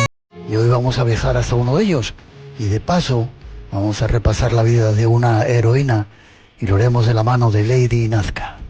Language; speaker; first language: Spanish; native; Spanish